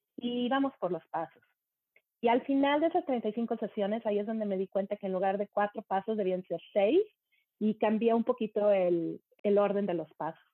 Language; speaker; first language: Spanish; native; Spanish